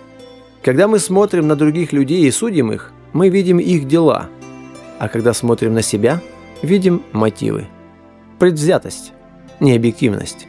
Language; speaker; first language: Russian; native; Russian